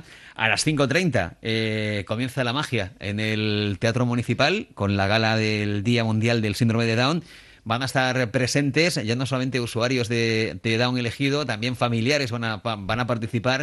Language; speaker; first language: Spanish; native; Spanish